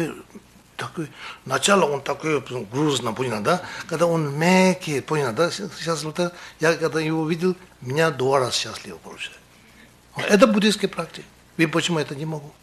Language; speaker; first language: Russian; non-native, learner; Tibetan